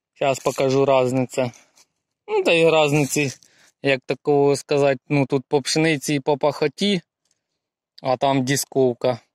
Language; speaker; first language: Ukrainian; non-native, local second language; Russian